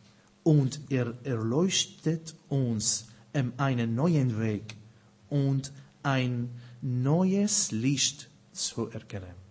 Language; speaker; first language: German; non-native, fluent; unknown